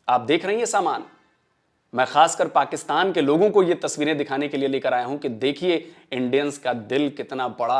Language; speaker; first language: Hindi; native; Hindi